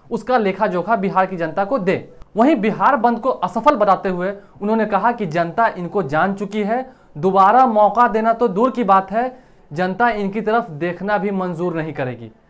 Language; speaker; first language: Hindi; native; Hindi